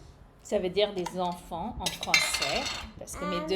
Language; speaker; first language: French; non-native, fluent; English